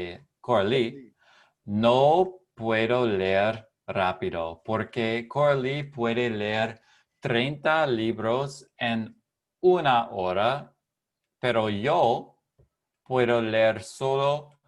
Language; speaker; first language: Spanish; non-native, learner; English